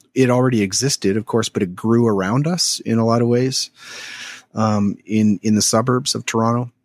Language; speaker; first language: English; native; English